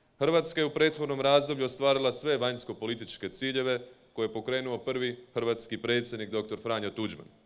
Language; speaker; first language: Croatian; native; Croatian